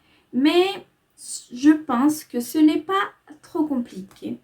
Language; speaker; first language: French; non-native, fluent; Spanish